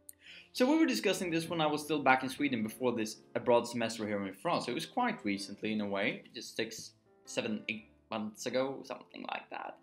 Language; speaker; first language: English; non-native, fluent; Swedish